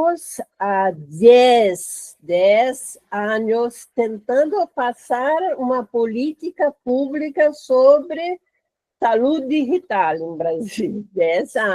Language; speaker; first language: Spanish; non-native, learner; Portuguese